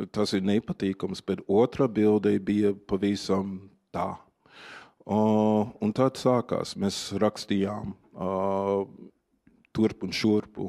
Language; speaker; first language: Latvian; non-native, fluent; English